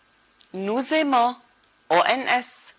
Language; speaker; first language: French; non-native, fluent; Arabic